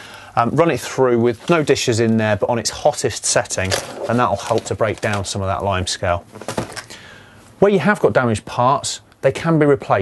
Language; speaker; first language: English; native; English